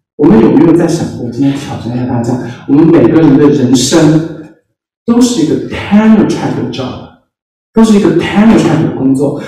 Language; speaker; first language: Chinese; native; Chinese